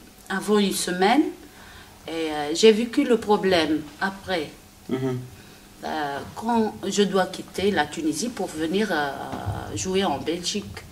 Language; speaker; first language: French; non-native, local second language; Arabic